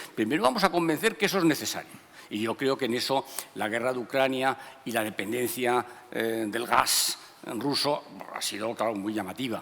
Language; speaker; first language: Spanish; native; Spanish